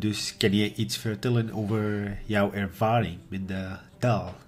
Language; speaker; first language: Dutch; non-native, learner; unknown